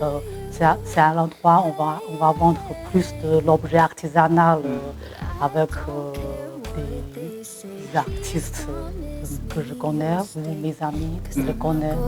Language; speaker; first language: French; non-native, fluent; Chinese